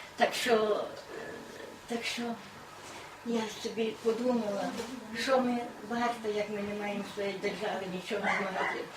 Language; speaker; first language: Ukrainian; native; Ukrainian